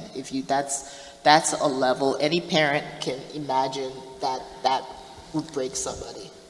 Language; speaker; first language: English; native; English